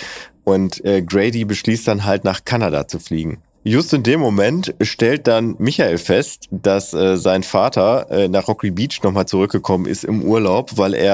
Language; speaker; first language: German; native; German